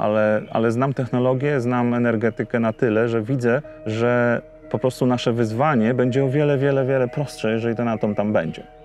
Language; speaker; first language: Polish; native; Polish